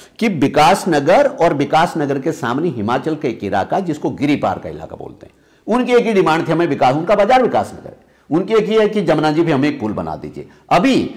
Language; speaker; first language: Hindi; native; Hindi